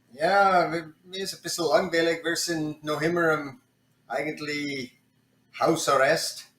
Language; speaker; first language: German; non-native, learner; English